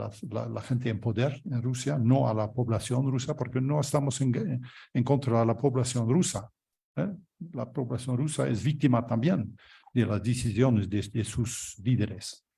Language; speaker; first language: Spanish; non-native, fluent; Dutch